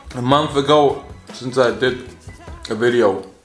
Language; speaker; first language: English; non-native, fluent; German